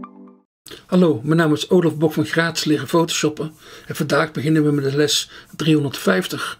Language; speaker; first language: Dutch; native; Dutch